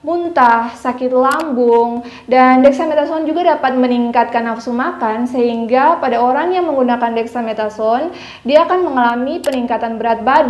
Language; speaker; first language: Indonesian; native; Indonesian